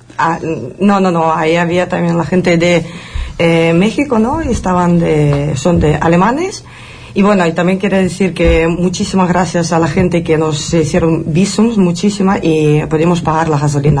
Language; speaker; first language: Spanish; non-native, fluent; Ukrainian